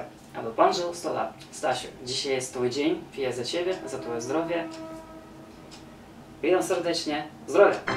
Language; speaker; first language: Polish; non-native, learner; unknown